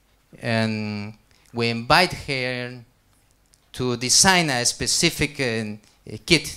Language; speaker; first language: English; non-native, learner; Spanish